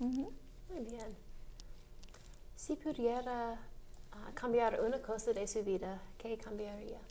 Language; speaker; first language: Spanish; non-native, learner; English